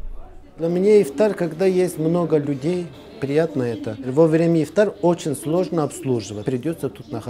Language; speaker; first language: Russian; non-native, learner; Turkish